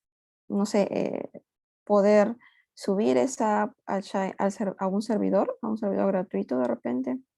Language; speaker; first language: Spanish; native; Spanish